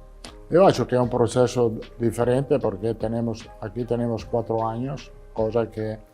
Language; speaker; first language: Portuguese; non-native, learner; Italian